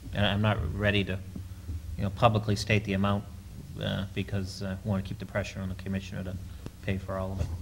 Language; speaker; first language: English; native; English